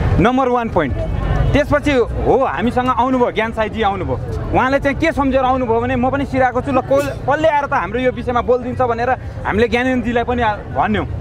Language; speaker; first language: Nepali; non-native, local second language; Maithili